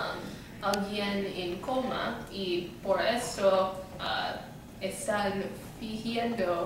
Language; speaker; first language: Spanish; non-native, learner; English